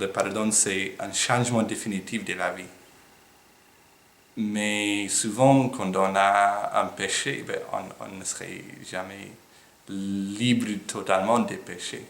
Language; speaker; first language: French; non-native, fluent; English